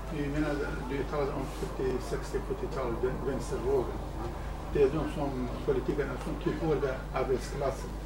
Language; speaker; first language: Swedish; non-native, fluent; Kurdish